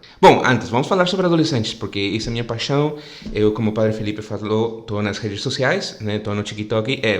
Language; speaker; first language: Portuguese; non-native, fluent; Spanish